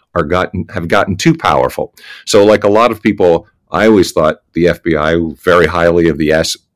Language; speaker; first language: English; native; English